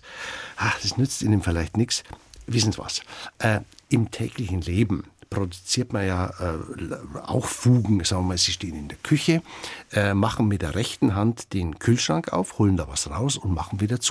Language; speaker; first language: German; native; German